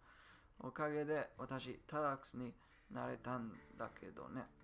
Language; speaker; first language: Japanese; non-native, learner; English